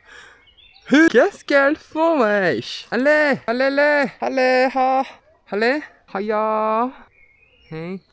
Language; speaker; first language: French; native; French